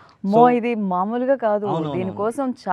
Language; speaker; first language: Telugu; native; Telugu